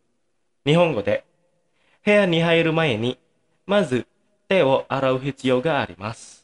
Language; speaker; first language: Japanese; non-native, fluent; Indonesian